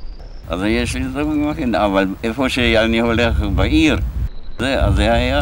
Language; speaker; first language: Hebrew; non-native, fluent; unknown